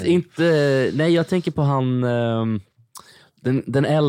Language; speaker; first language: Swedish; native; Swedish